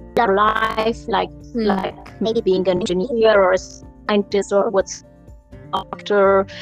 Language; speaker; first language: English; non-native, fluent; Italian